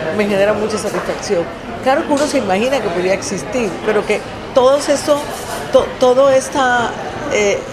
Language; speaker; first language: Spanish; native; Spanish